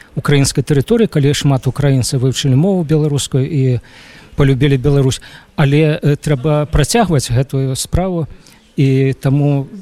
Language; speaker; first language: Belarusian; non-native, fluent; Ukrainian